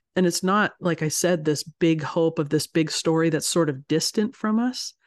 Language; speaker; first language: English; native; English